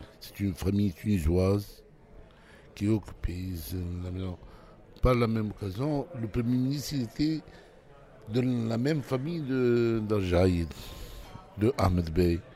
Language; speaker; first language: French; non-native, local second language; Arabic